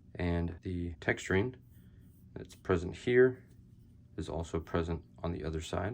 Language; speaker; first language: English; native; English